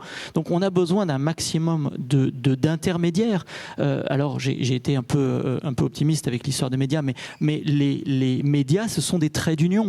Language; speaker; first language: French; native; French